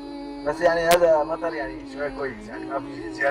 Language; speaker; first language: Arabic; non-native, learner; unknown